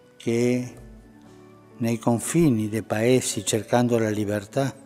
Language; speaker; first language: Italian; early bilingual, heritage; Spanish